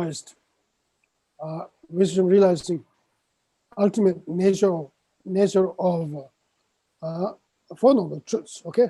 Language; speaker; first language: English; non-native, fluent; Tibetan